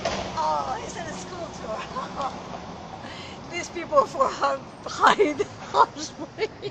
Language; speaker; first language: English; non-native, learner; Spanish